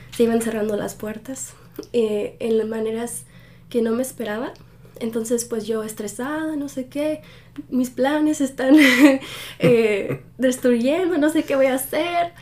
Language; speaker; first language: Spanish; early bilingual, heritage; Spanish